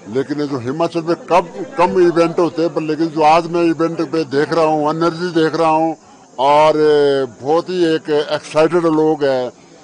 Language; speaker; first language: Hindi; native; Hindi